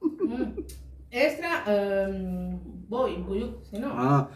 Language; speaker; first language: Turkish; non-native, learner; Spanish